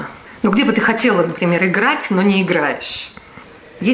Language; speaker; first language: Russian; native; Russian